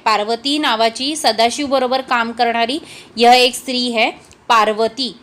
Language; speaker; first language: Hindi; non-native, local second language; Marathi